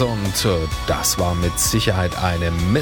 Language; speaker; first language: German; native; German